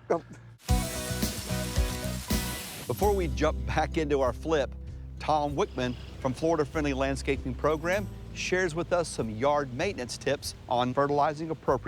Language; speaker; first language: English; native; English